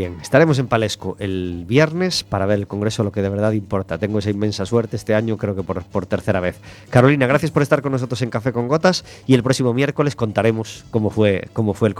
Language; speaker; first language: Spanish; native; Spanish